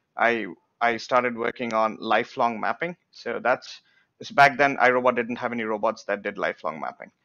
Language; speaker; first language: English; non-native, local second language; Bangla